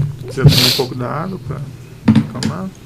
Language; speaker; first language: Portuguese; native; Portuguese